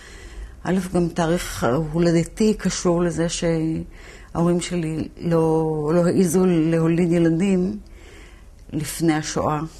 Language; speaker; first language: Hebrew; early bilingual, other home language; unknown